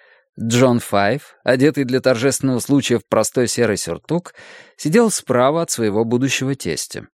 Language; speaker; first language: Russian; native; Russian